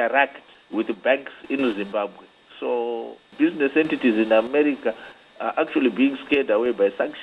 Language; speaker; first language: English; non-native, local second language; Shona